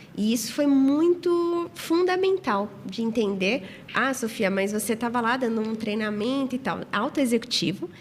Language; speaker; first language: Portuguese; native; Portuguese